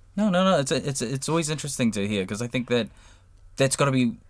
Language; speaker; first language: English; early bilingual, other home language; Samoan